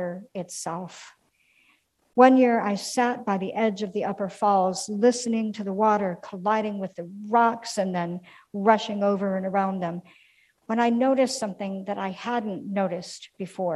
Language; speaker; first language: English; native; English